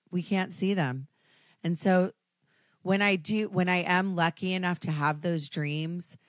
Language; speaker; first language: English; native; English